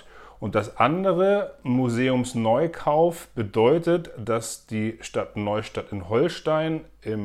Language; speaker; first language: German; native; German